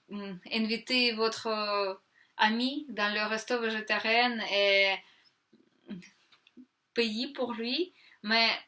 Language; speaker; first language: French; non-native, fluent; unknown